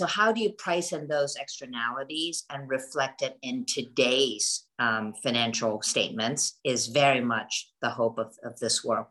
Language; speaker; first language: English; non-native, local second language; Cantonese